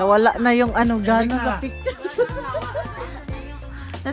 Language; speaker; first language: Filipino; native; Filipino